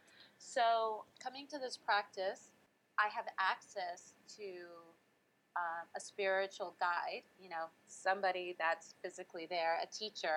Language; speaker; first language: English; native; English